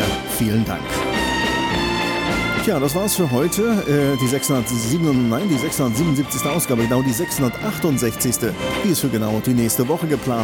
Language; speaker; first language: German; native; German